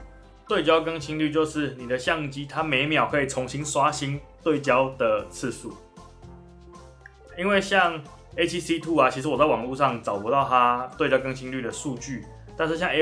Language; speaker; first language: Chinese; native; Chinese